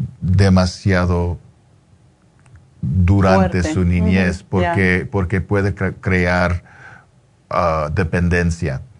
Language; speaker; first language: Spanish; early bilingual, heritage; Spanish